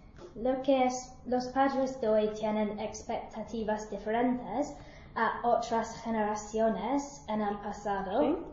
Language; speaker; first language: Spanish; non-native, learner; English